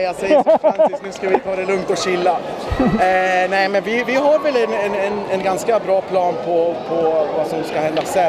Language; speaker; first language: Swedish; native; Swedish